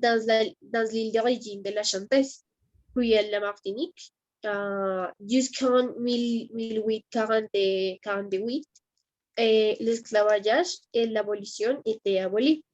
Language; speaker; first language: French; non-native, learner; Spanish